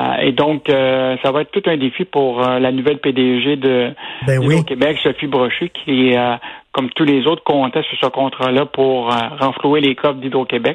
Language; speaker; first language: French; native; French